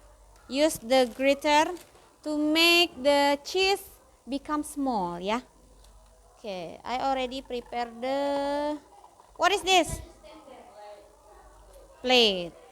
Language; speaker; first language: English; non-native, fluent; Indonesian